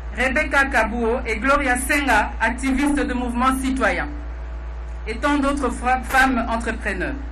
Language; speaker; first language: French; non-native, local second language; Lingala